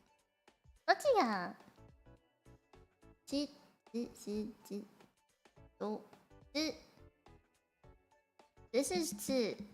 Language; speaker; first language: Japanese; non-native, learner; Cantonese